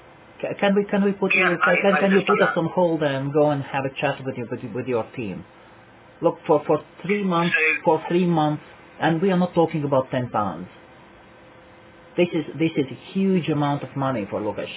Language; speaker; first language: English; non-native, fluent; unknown